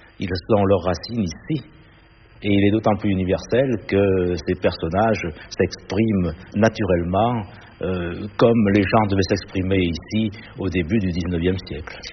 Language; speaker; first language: French; native; French